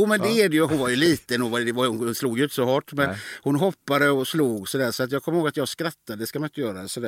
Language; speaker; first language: Swedish; native; Swedish